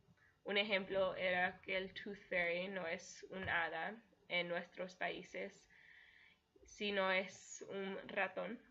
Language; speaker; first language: Spanish; early bilingual, heritage; Spanish